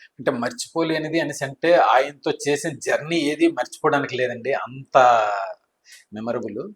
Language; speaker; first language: Telugu; native; Telugu